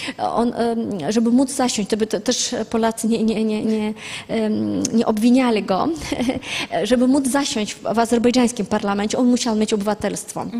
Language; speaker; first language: Polish; non-native, fluent; Azerbaijani